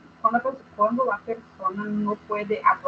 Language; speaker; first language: Spanish; non-native, learner; Portuguese